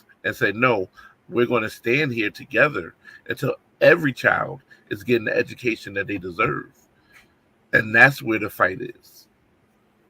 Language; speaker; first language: English; native; English